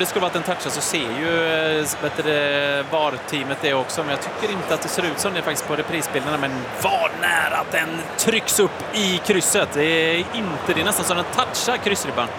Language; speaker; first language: Swedish; native; Swedish